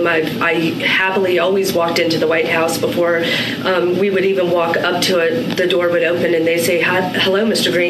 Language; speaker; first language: English; native; English